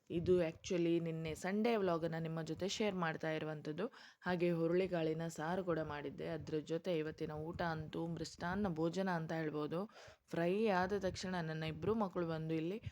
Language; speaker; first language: Kannada; non-native, local second language; Tulu